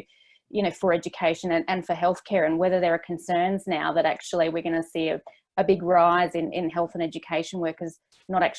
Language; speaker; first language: English; native; English